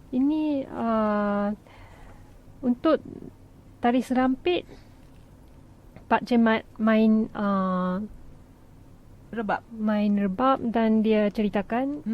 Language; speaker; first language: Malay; non-native, fluent; Japanese